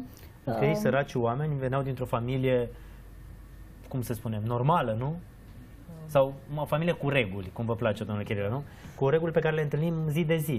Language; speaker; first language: Romanian; native; Romanian